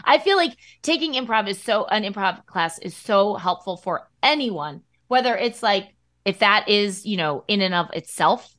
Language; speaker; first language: English; native; English